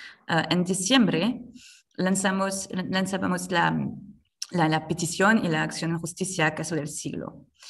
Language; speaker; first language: Spanish; non-native, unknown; French